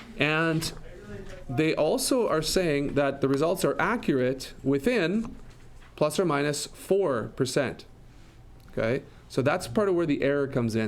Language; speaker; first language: English; native; English